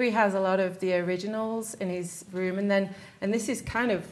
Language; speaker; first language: English; native; English